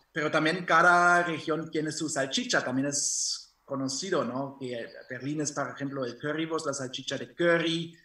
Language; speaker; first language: Spanish; non-native, fluent; German